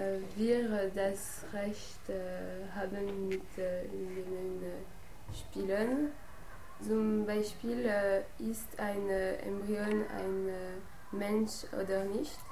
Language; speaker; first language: German; non-native, learner; French